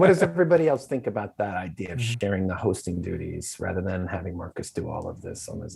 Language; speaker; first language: English; native; English